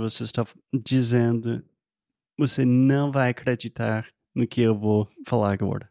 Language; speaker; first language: Portuguese; non-native, learner; English